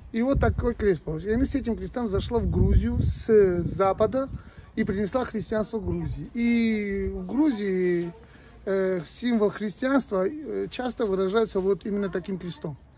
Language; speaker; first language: Russian; non-native, local second language; Georgian